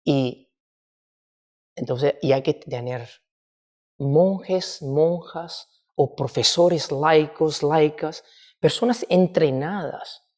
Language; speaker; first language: Spanish; non-native, fluent; Chinese